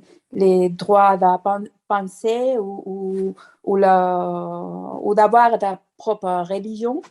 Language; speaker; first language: French; non-native, fluent; Spanish